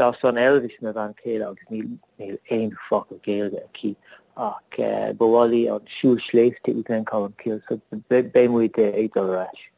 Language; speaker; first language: Irish; non-native, learner; English